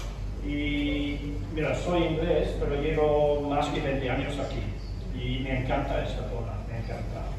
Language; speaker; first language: Spanish; non-native, fluent; English